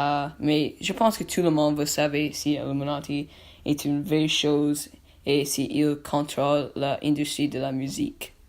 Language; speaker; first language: French; non-native, learner; English